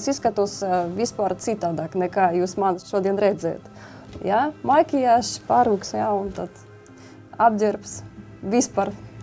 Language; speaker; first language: Latvian; non-native, local second language; Russian